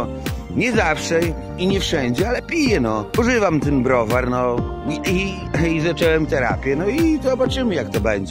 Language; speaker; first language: Polish; native; Polish